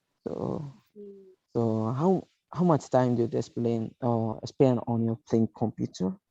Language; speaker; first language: English; non-native, learner; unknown